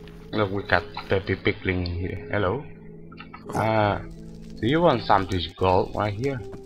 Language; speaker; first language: English; non-native, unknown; Indonesian